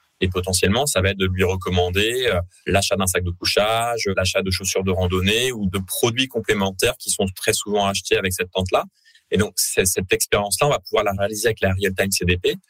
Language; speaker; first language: French; native; French